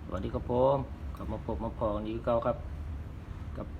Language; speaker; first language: Thai; non-native, local second language; Northeastern Thai